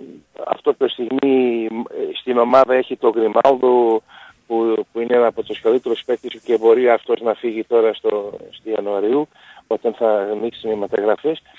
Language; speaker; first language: Greek; non-native, learner; Portuguese